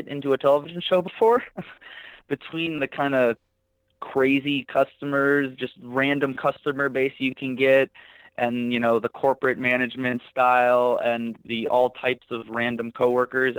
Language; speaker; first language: English; native; English